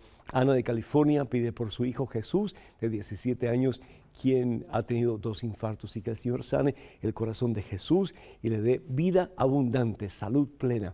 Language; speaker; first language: Spanish; native; Spanish